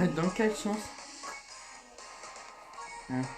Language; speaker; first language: French; native; French